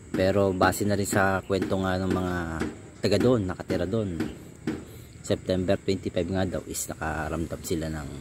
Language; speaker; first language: Filipino; native; Filipino